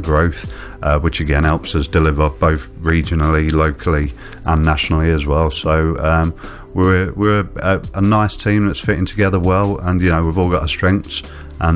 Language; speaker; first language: English; native; English